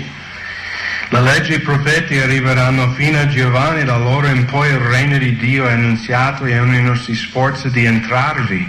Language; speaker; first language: Italian; non-native, fluent; English